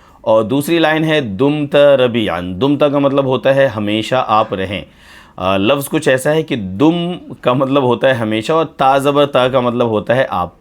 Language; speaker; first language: Urdu; native; Urdu